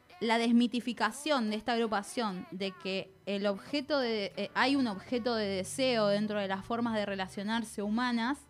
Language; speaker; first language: Spanish; native; Spanish